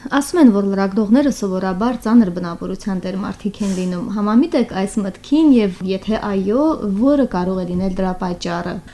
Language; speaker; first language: Armenian; native; Armenian